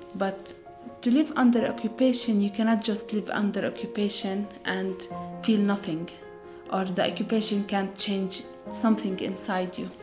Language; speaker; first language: English; non-native, fluent; Arabic